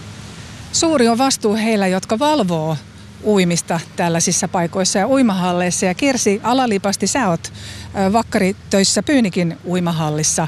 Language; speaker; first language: Finnish; native; Finnish